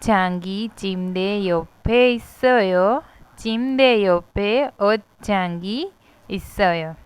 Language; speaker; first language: Korean; non-native, fluent; Hindi